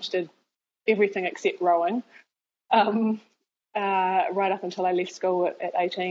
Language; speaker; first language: English; native; English